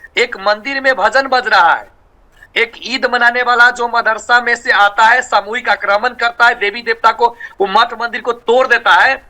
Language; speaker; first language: Hindi; non-native, fluent; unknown